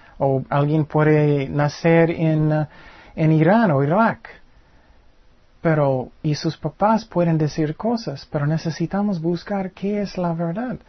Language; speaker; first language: Spanish; non-native, fluent; English